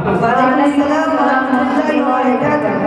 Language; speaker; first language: Arabic; non-native, learner; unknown